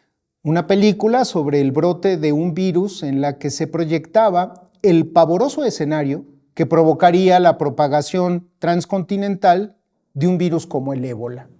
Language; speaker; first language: Spanish; native; Spanish